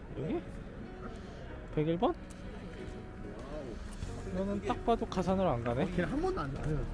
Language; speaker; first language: Korean; native; Korean